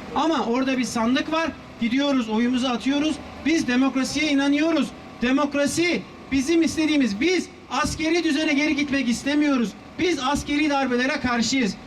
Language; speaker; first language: Turkish; native; Turkish